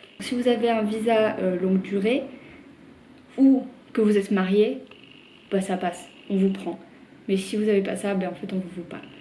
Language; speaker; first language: French; native; French